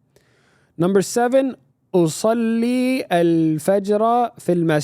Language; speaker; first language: Arabic; non-native, fluent; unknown